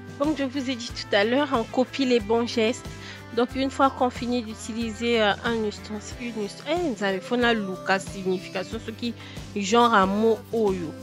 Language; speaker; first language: French; non-native, local second language; Lingala